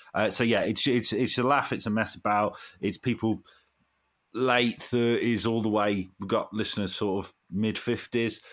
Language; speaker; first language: English; native; English